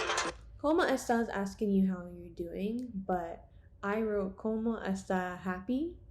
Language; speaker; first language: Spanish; non-native, learner; English